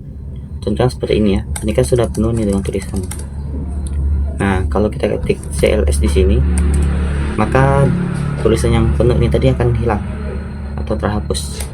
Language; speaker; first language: Indonesian; native; Indonesian